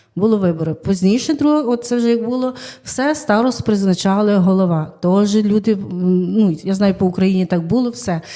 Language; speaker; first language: Ukrainian; native; Ukrainian